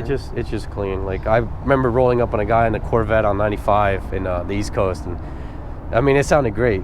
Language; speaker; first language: English; native; English